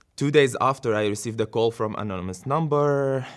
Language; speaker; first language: English; non-native, fluent; Arabic